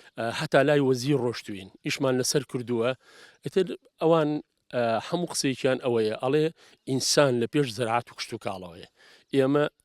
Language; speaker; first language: Central Kurdish; native; Central Kurdish